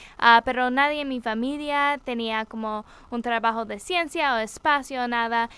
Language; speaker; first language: Spanish; non-native, learner; English